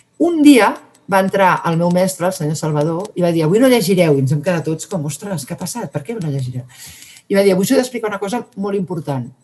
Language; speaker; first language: Catalan; native; Catalan